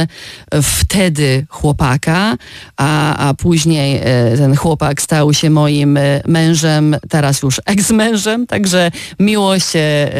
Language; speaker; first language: Polish; native; Polish